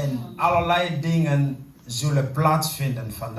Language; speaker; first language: Dutch; non-native, fluent; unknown